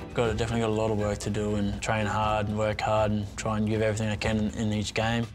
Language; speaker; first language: English; native; English